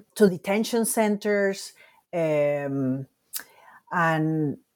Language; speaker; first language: English; non-native, fluent; Spanish